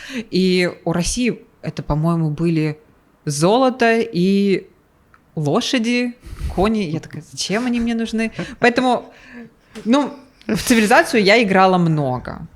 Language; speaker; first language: Russian; native; Russian